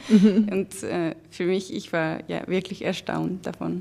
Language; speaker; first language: German; non-native, fluent; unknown